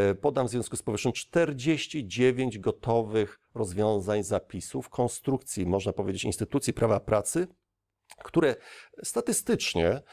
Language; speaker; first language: Polish; native; Polish